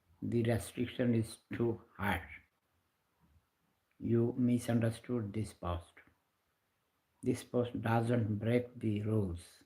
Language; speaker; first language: English; non-native, local second language; Bangla